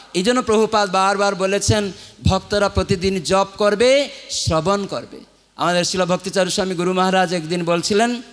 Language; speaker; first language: Bangla; non-native, fluent; Odia